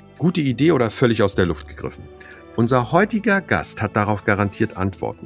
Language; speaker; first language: German; native; German